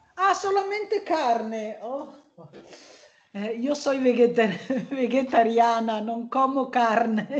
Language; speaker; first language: Spanish; non-native, learner; Italian